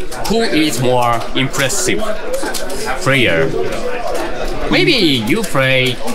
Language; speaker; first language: English; non-native, learner; Japanese